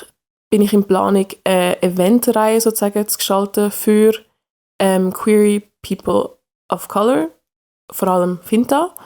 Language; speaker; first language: German; early bilingual, other home language; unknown